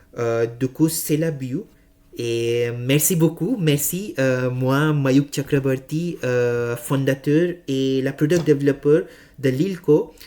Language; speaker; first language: French; non-native, learner; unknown